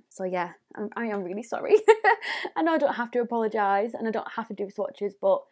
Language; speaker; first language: English; native; English